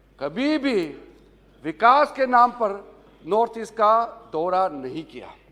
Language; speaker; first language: Hindi; non-native, local second language; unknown